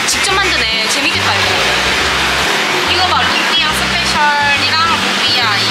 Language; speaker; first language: Korean; native; Korean